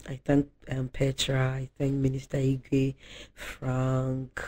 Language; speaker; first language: English; non-native, local second language; Akan